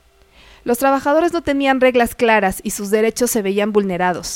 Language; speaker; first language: Spanish; native; Spanish